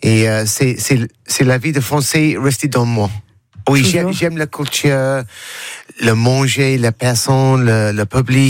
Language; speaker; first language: French; non-native, learner; English